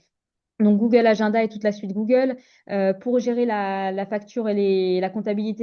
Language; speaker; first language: French; native; French